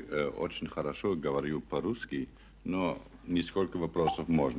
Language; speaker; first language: Russian; non-native, learner; German